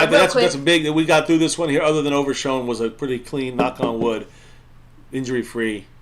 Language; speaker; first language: English; native; English